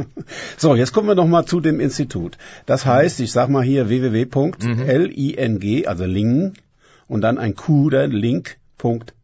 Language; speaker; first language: German; native; German